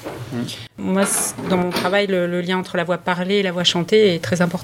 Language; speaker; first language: French; early bilingual, other home language; English